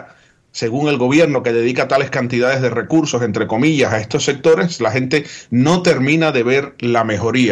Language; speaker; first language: Spanish; native; Spanish